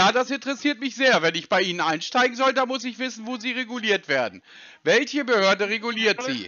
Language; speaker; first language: German; native; German